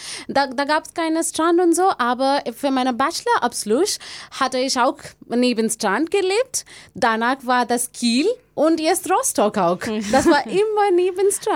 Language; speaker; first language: German; non-native, fluent; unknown